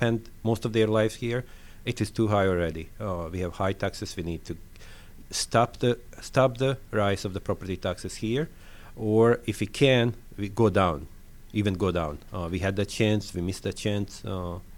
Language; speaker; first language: English; non-native, fluent; French